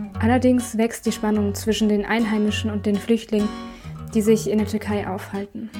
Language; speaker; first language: German; native; German